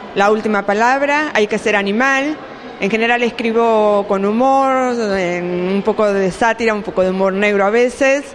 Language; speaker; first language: Spanish; native; Spanish